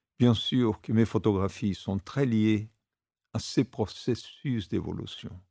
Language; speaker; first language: French; non-native, fluent; Portuguese